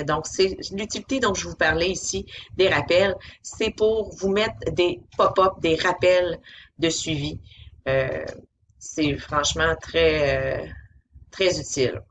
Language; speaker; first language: French; native; French